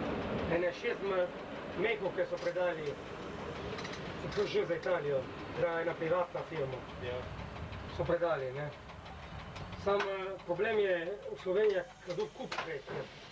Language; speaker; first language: Slovenian; non-native, learner; Italian